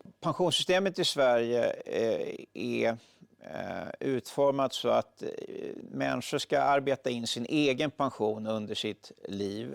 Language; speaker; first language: Swedish; native; Swedish